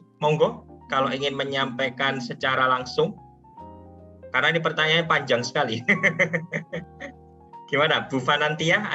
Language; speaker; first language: Indonesian; non-native, local second language; Javanese